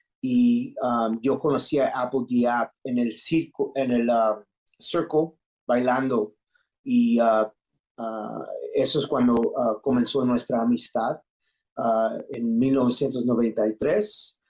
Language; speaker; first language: Spanish; early bilingual, heritage; English